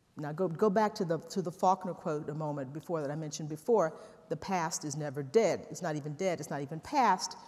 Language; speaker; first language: English; native; English